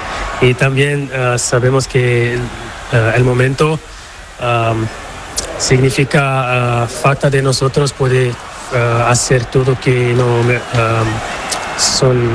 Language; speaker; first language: Spanish; non-native, learner; Portuguese